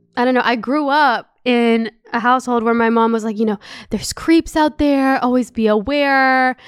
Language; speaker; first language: English; native; English